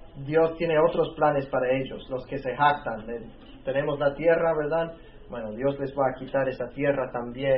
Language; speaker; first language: Spanish; native; Spanish